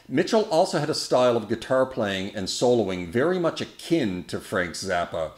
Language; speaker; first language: English; native; English